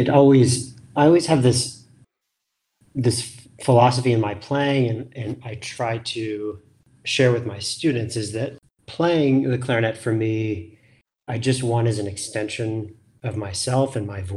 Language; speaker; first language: English; native; English